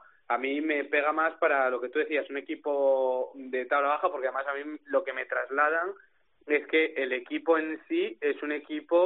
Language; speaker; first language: Spanish; native; Spanish